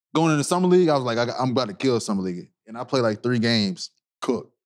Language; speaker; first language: English; native; English